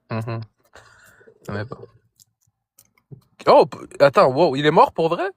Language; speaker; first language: French; native; French